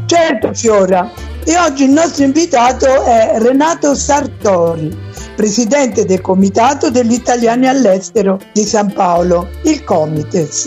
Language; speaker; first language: Italian; non-native, fluent; Portuguese